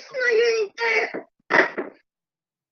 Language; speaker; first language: Swedish; early bilingual, other home language; Polish